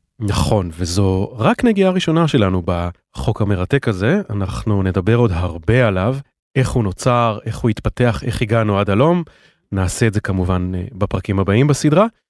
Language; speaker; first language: Hebrew; native; Hebrew